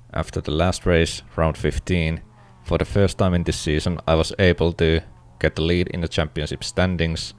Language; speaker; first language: English; non-native, fluent; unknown